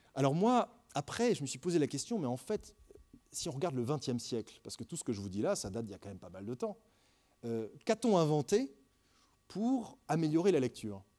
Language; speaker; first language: French; native; French